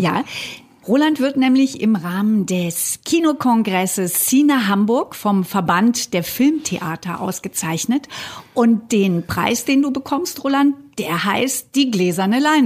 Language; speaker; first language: German; native; German